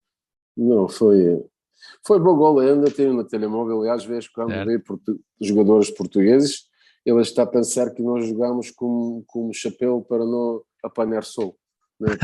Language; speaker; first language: Portuguese; non-native, fluent; Bulgarian